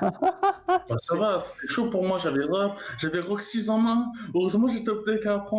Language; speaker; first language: French; native; French